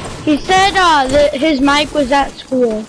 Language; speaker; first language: English; native; English